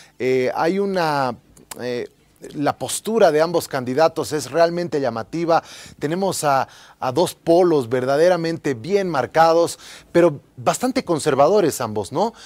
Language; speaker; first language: Spanish; native; Spanish